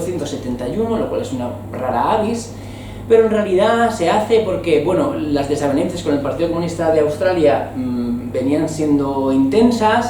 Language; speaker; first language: Spanish; native; Spanish